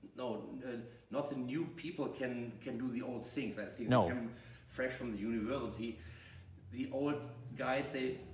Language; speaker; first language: English; non-native, fluent; German